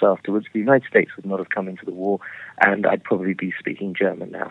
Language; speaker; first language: English; native; English